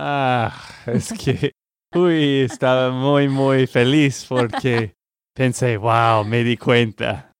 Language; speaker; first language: Spanish; non-native, learner; English